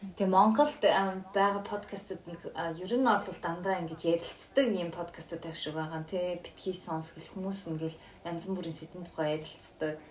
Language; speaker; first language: Mongolian; early bilingual, heritage; Mongolian